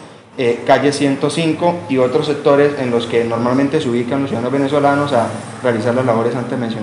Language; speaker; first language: Spanish; native; Spanish